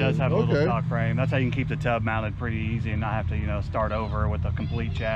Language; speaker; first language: English; native; English